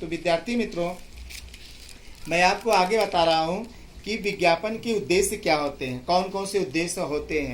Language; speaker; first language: Hindi; native; Hindi